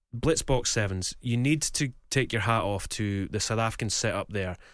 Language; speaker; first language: English; native; English